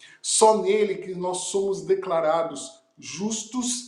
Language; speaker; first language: Portuguese; native; Portuguese